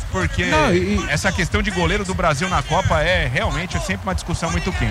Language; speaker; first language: Portuguese; native; Portuguese